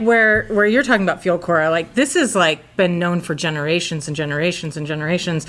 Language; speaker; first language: English; native; English